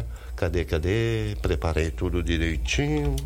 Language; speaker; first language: Portuguese; native; Portuguese